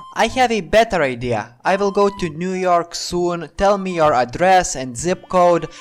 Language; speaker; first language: English; non-native, fluent; Lithuanian